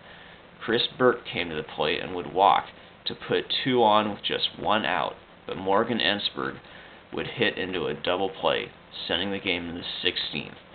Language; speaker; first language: English; native; English